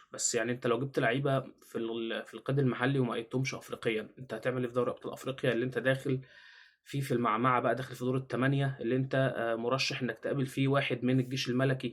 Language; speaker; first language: Arabic; native; Arabic